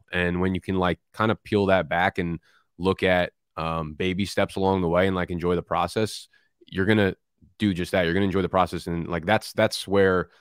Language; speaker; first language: English; native; English